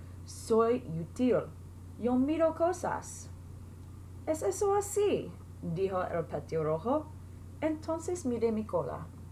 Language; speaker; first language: Spanish; non-native, learner; English